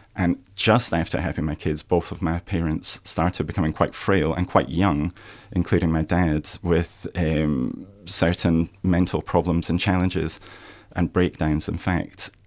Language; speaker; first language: English; native; English